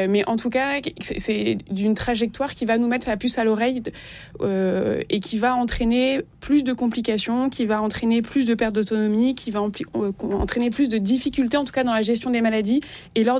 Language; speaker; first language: French; native; French